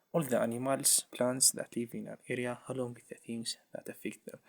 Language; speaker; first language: English; non-native, local second language; Amharic